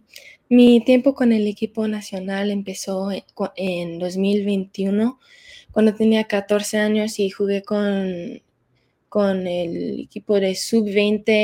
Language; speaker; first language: Spanish; early bilingual, heritage; Spanish